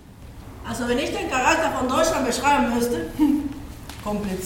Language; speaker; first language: German; non-native, fluent; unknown